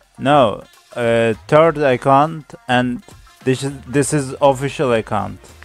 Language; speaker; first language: English; non-native, learner; Turkish